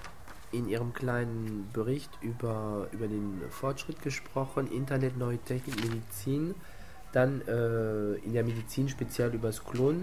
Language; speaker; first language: German; non-native, fluent; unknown